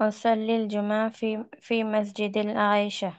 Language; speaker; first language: Arabic; non-native, learner; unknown